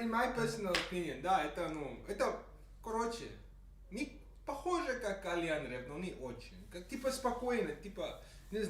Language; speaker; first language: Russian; non-native, learner; English